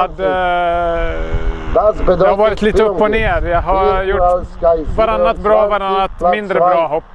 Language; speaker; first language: Swedish; native; Swedish